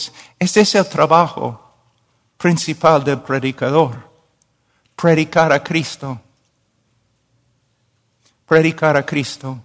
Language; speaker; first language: Spanish; non-native, fluent; English